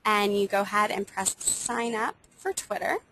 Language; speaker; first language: English; native; English